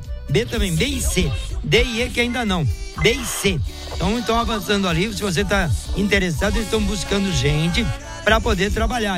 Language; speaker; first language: Portuguese; native; Portuguese